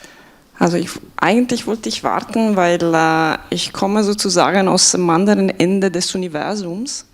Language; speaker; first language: German; non-native, fluent; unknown